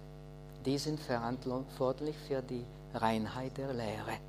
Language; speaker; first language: German; non-native, fluent; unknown